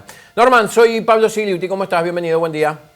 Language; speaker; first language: Spanish; native; Spanish